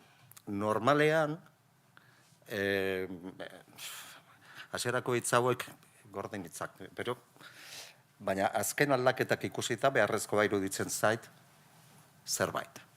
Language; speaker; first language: Basque; non-native, local second language; Spanish